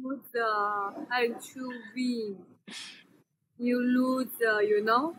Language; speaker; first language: English; non-native, learner; Chinese